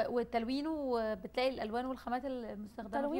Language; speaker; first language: Arabic; native; Arabic